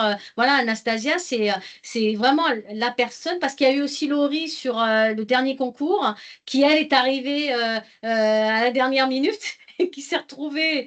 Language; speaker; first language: French; native; French